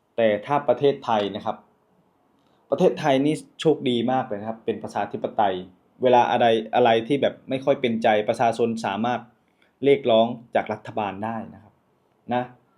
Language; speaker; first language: Thai; native; Thai